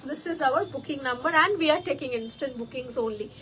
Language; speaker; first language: English; non-native, local second language; Bangla